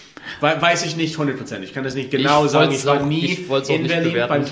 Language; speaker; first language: German; non-native, learner; English